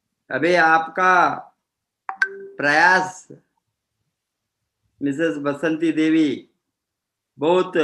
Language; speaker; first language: Hindi; non-native, fluent; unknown